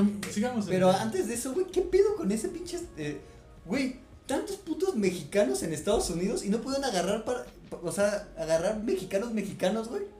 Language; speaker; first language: Spanish; native; Spanish